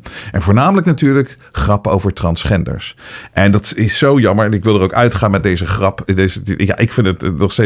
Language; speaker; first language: Dutch; native; Dutch